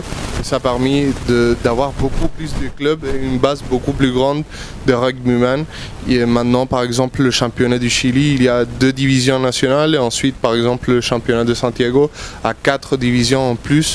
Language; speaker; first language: French; non-native, fluent; Spanish